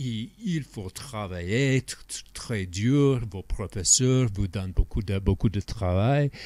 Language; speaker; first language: French; non-native, fluent; English